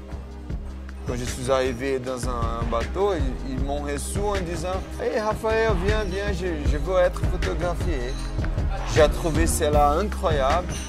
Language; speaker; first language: French; non-native, fluent; Portuguese